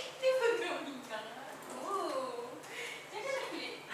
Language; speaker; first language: Malay; native; Malay